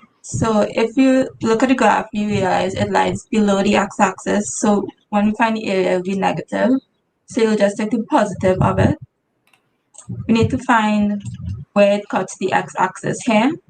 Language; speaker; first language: English; native; English